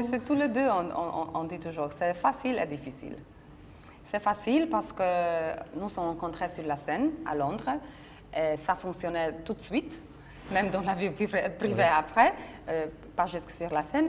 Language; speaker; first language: French; non-native, fluent; Polish